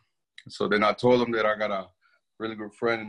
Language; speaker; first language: English; non-native, fluent; Spanish